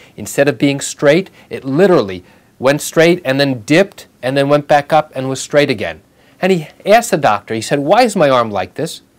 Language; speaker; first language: English; native; English